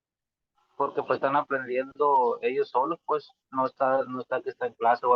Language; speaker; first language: Spanish; native; Spanish